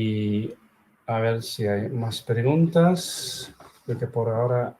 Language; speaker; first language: Spanish; non-native, fluent; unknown